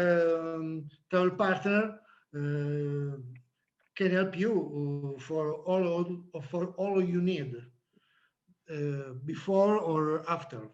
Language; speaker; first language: English; non-native, learner; Italian